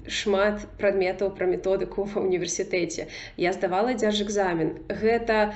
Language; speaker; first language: Belarusian; non-native, local second language; Russian